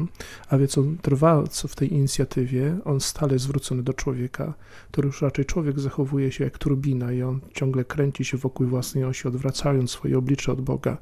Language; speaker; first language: Polish; native; Polish